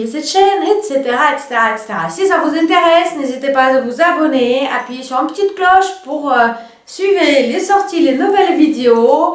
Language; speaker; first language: French; non-native, fluent; Russian